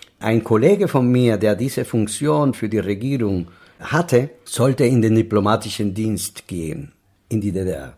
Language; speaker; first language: German; non-native, fluent; Spanish